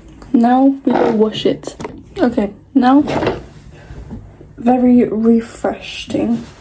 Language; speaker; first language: English; non-native, learner; Indonesian